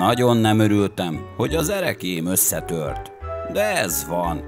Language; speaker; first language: Hungarian; native; Hungarian